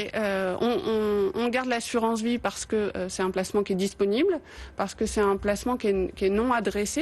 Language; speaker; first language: French; native; French